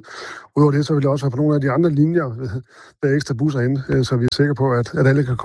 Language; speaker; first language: Danish; native; Danish